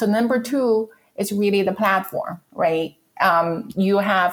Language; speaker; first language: English; non-native, fluent; Chinese